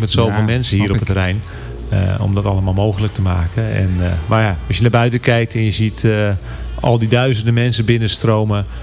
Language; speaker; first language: Dutch; native; Dutch